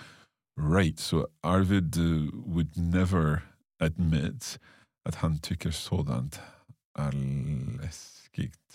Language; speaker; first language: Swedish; non-native, learner; English